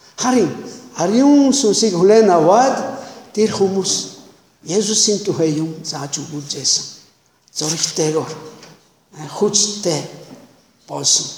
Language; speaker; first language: Mongolian; non-native, learner; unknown